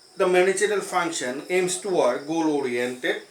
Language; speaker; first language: English; non-native, local second language; Assamese